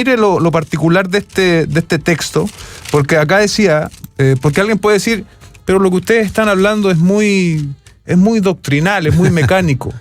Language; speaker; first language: Spanish; native; Spanish